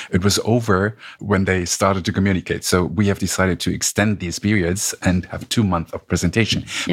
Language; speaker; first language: English; non-native, fluent; German